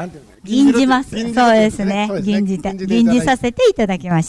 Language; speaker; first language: Japanese; native; Japanese